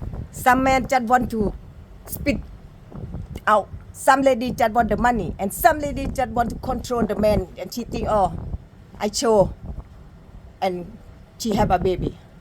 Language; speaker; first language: English; non-native, learner; Thai